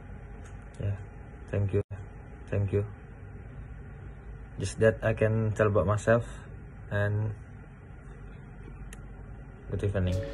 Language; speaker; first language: English; non-native, learner; Indonesian